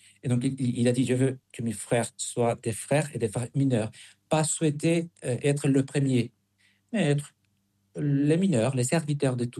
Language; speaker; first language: French; non-native, fluent; Spanish